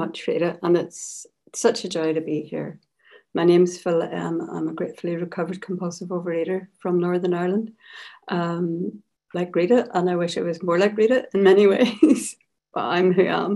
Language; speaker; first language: English; native; English